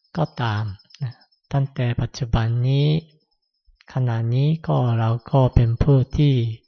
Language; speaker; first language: Thai; non-native, fluent; Japanese